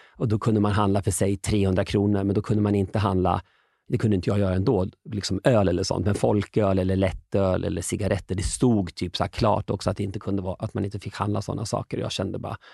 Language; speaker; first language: Swedish; native; Swedish